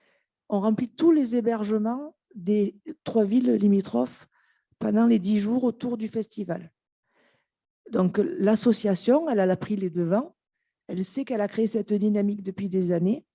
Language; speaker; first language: French; native; French